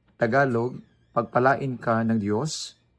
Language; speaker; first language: Filipino; non-native, local second language; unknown